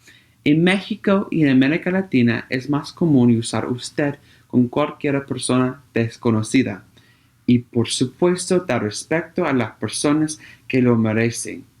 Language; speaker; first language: Spanish; non-native, learner; English